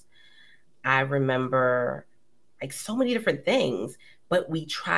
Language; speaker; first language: English; native; English